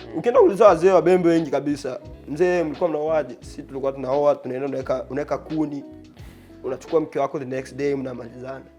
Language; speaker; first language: Swahili; non-native, local second language; Bembe